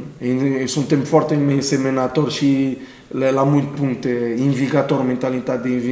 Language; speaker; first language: Romanian; non-native, learner; Portuguese